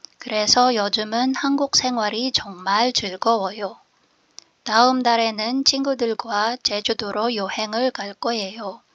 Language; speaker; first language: Korean; non-native, fluent; Filipino